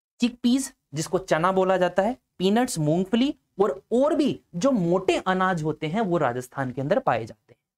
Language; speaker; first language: Hindi; native; Hindi